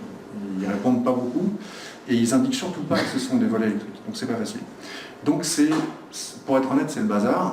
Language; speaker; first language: French; native; French